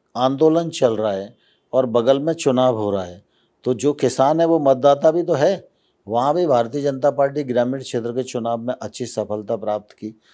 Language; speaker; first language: Hindi; native; Hindi